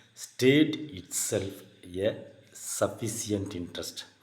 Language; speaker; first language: English; non-native, local second language; Tamil